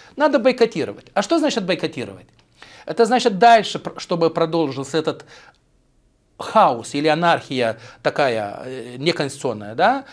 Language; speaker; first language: Russian; native; Russian